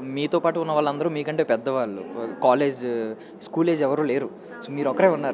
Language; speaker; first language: Telugu; native; Telugu